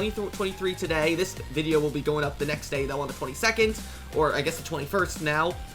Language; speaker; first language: English; native; English